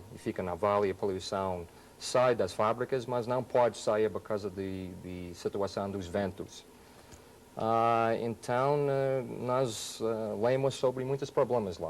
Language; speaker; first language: Portuguese; non-native, fluent; English